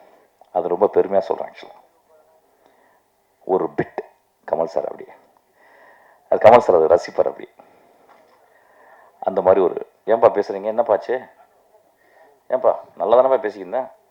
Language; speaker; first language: Tamil; native; Tamil